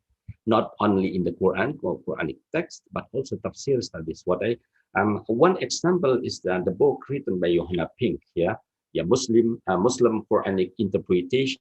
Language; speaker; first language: English; non-native, fluent; Indonesian